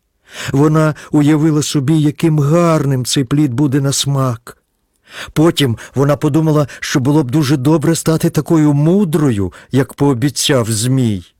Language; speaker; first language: Ukrainian; native; Ukrainian